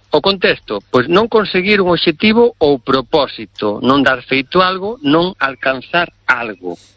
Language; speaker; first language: Galician; native; Galician